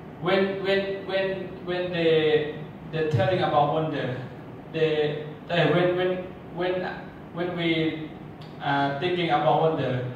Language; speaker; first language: English; non-native, learner; Thai